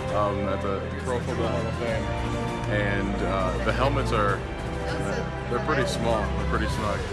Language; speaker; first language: English; native; English